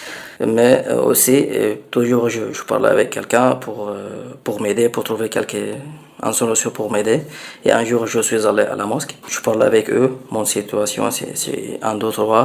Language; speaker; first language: French; non-native, learner; Arabic